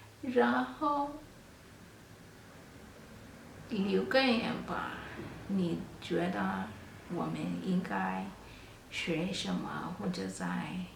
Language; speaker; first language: Chinese; non-native, fluent; Kalenjin